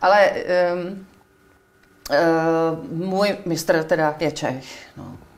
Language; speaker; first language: Czech; native; Czech